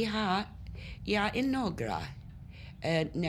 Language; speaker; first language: Swedish; early bilingual, heritage; Swedish